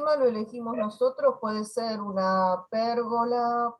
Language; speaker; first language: Spanish; native; Spanish